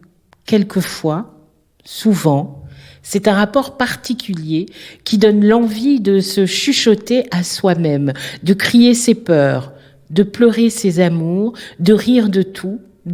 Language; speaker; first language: French; native; French